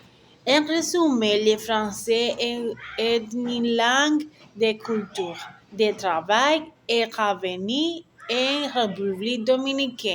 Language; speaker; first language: French; non-native, learner; Spanish